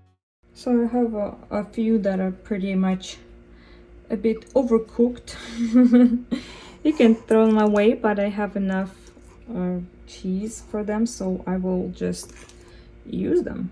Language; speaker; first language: English; non-native, fluent; Russian